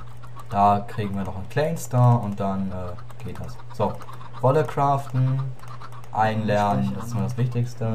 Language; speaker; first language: German; native; German